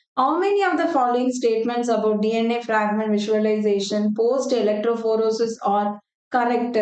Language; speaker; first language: English; non-native, local second language; Tamil